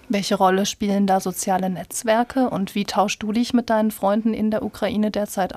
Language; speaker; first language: German; native; German